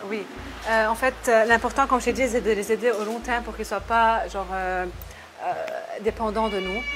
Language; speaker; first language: French; non-native, local second language; Arabic